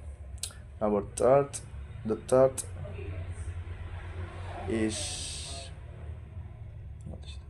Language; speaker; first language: English; non-native, learner; Indonesian